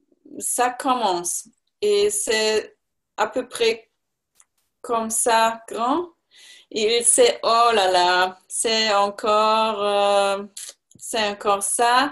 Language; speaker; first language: French; non-native, learner; German